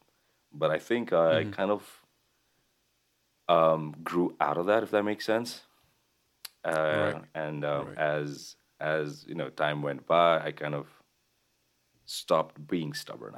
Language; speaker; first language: English; non-native, local second language; Nepali